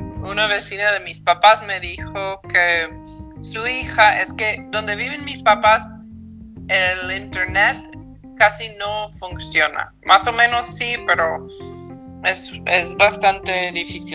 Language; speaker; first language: Spanish; non-native, fluent; English